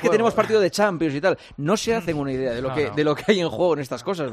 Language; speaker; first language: Spanish; native; Spanish